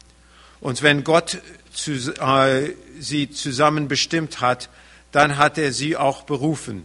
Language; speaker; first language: German; early bilingual, heritage; German